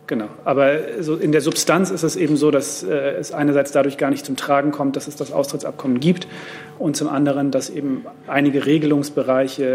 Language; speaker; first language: German; native; German